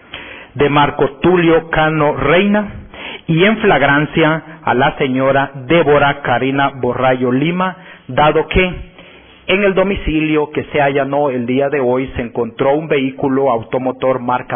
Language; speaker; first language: Spanish; native; Spanish